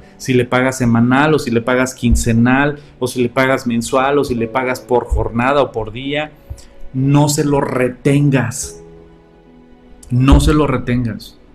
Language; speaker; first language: Spanish; native; Spanish